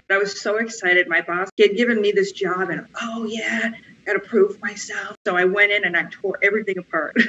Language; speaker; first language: English; native; English